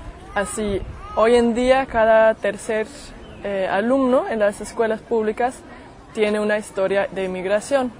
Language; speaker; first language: Spanish; non-native, fluent; German